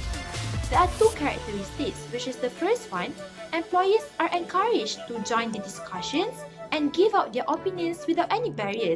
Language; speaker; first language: English; non-native, local second language; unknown